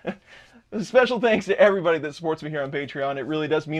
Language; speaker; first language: English; native; English